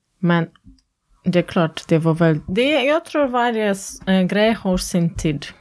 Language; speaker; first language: Swedish; non-native, fluent; Latvian